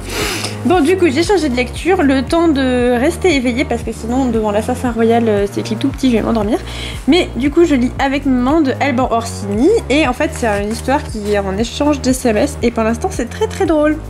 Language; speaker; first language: French; native; French